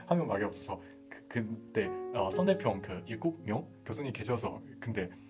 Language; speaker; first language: Korean; non-native, fluent; Chinese